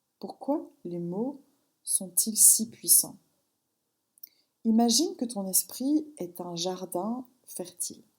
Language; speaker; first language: French; native; French